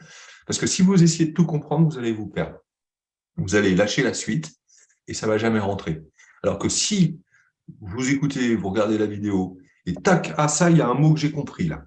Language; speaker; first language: French; native; French